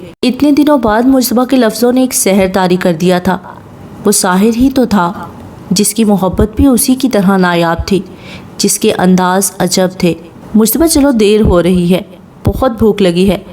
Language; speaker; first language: Urdu; native; Urdu